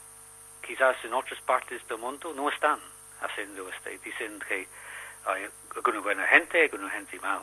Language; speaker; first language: Spanish; non-native, learner; English